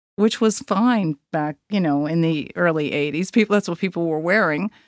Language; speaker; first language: English; native; English